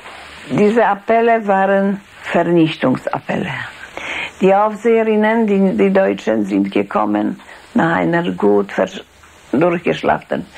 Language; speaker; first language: German; non-native, fluent; Polish